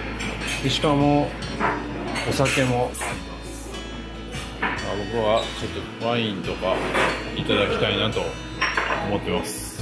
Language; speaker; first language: Japanese; native; Japanese